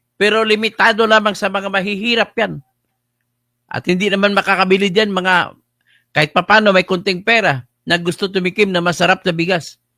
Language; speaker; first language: Filipino; non-native, local second language; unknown